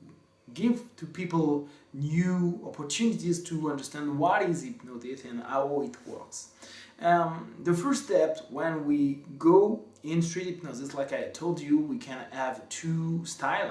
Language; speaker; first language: English; non-native, fluent; French